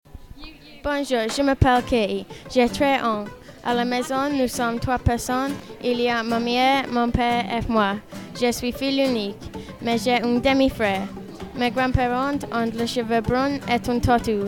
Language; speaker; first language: French; non-native, learner; English